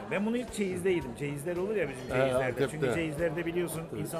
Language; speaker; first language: Turkish; native; Turkish